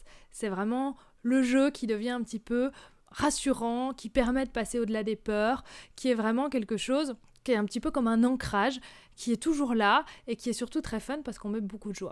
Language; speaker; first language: French; native; French